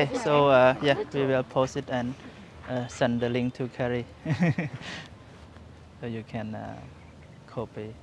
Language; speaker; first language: English; non-native, learner; Khmer